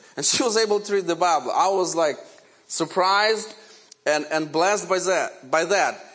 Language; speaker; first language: English; non-native, fluent; Ukrainian